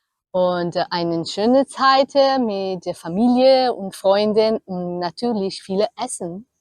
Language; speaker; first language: German; non-native, fluent; Spanish